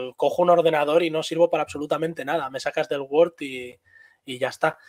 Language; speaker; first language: Spanish; native; Spanish